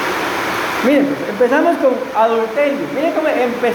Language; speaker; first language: Spanish; native; Spanish